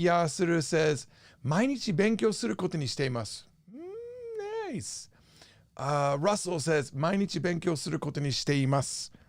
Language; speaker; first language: Japanese; non-native, fluent; English